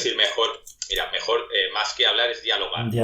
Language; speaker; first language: Spanish; native; Spanish